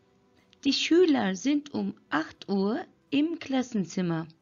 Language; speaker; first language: German; non-native, fluent; Turkish